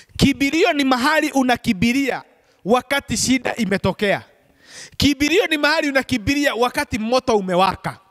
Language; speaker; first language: Swahili; non-native, local second language; Kikuyu